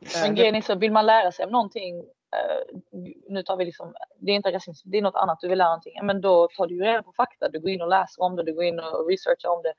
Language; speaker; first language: Swedish; native; Swedish